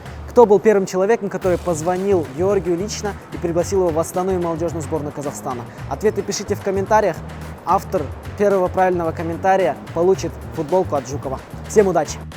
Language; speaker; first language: Russian; native; Russian